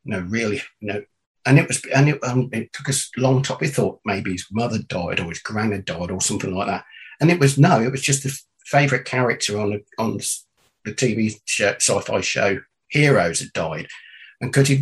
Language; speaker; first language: English; native; English